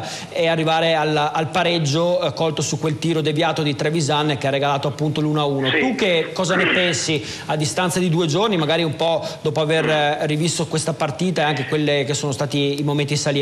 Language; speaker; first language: Italian; native; Italian